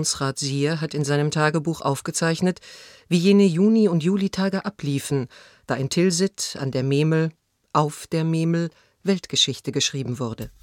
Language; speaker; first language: German; native; German